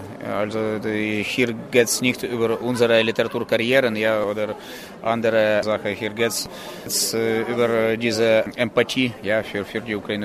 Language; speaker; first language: German; non-native, learner; Ukrainian